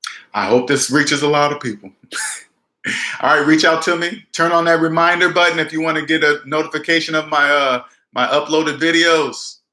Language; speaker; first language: English; native; English